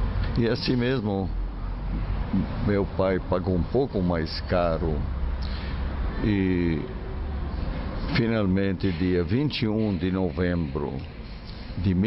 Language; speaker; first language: Portuguese; non-native, fluent; Arabic